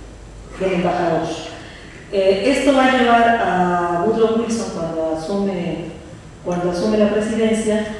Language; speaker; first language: Spanish; native; Spanish